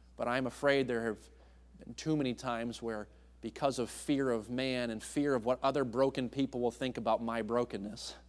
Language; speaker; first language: English; native; English